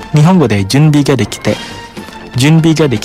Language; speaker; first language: Japanese; non-native, fluent; Indonesian